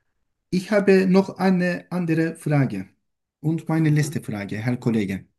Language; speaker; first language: German; non-native, learner; Turkish